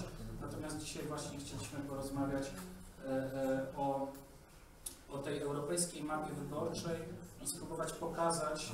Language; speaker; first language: Polish; native; Polish